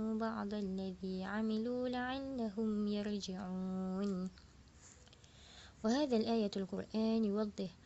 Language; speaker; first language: Arabic; non-native, learner; Malay